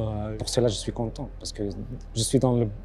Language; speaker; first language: French; non-native, learner; Arabic